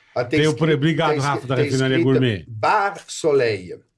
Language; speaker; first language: Portuguese; non-native, fluent; French